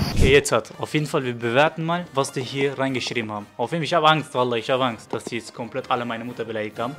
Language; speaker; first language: German; non-native, fluent; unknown